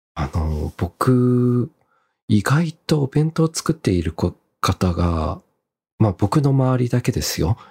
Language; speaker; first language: Japanese; early bilingual, heritage; Japanese